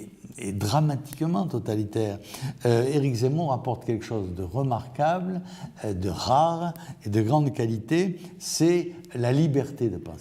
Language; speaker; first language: French; native; French